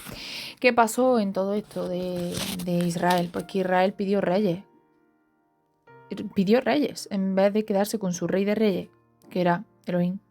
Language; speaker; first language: Spanish; native; Spanish